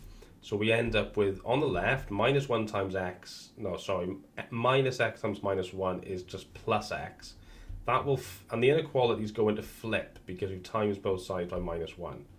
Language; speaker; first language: English; native; English